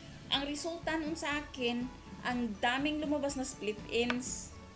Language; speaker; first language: Filipino; non-native, local second language; Cebuano